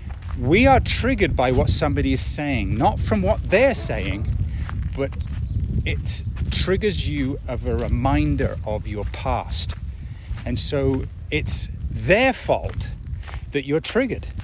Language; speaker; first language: English; native; English